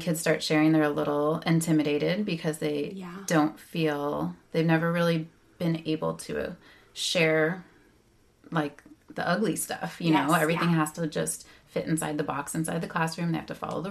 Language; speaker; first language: English; native; English